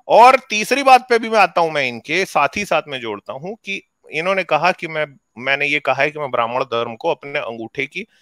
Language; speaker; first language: Hindi; native; Hindi